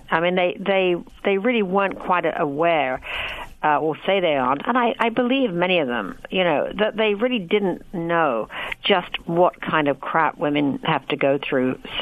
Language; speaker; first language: English; native; English